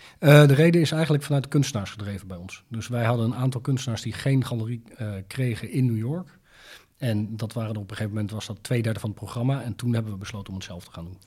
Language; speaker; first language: Dutch; native; Dutch